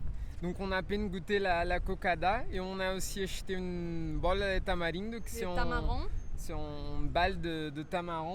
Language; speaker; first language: French; non-native, fluent; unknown